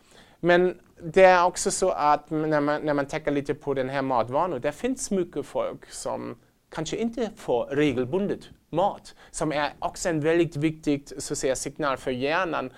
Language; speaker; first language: Swedish; non-native, fluent; German